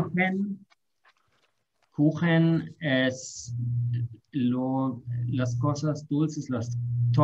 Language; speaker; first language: Spanish; non-native, fluent; German